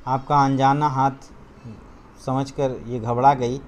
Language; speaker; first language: Hindi; non-native, local second language; Marathi